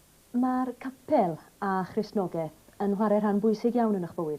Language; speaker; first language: Welsh; native; Welsh